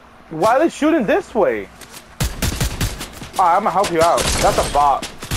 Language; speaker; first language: English; early bilingual, other home language; Spanish